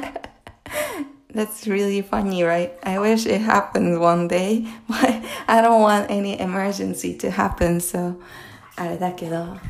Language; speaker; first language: English; non-native, fluent; Japanese